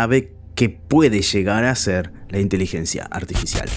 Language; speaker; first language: Spanish; native; Spanish